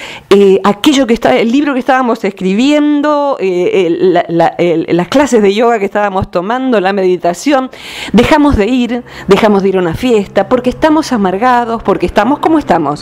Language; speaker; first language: Spanish; native; Spanish